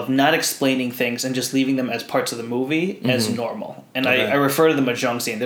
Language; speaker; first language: English; early bilingual, other home language; Filipino